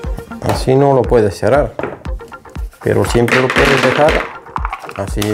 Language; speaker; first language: Spanish; non-native, fluent; Bulgarian